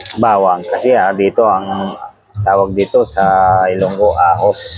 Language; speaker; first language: Filipino; non-native, local second language; Hiligaynon